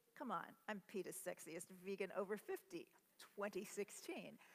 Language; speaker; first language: English; native; English